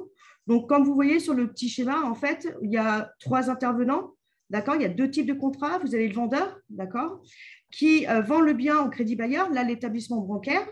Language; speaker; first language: French; native; French